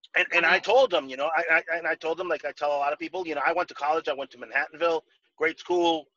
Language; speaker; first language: English; non-native, fluent; Spanish